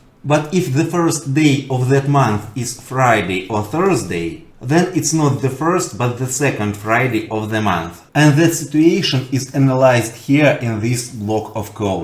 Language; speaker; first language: English; non-native, fluent; Russian